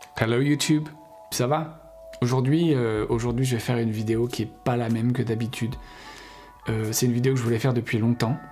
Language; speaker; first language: French; native; French